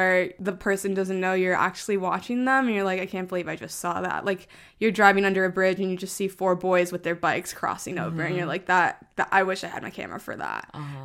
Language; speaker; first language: English; early bilingual, other home language; Spanish